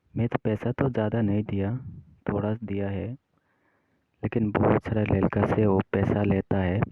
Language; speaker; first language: Hindi; non-native, local second language; Kok Borok